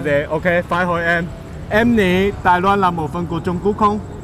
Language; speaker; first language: Vietnamese; non-native, learner; Chinese